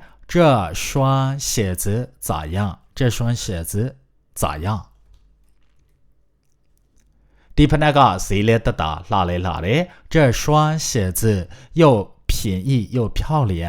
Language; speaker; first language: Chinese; non-native, fluent; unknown